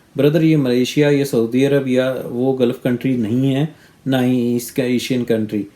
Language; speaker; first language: Urdu; non-native, local second language; Punjabi